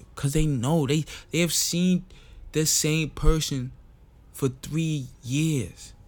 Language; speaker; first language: English; non-native, local second language; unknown